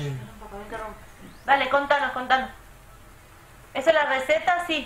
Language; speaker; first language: Spanish; native; Spanish